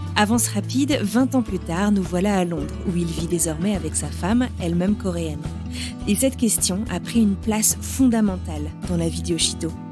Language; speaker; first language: French; native; French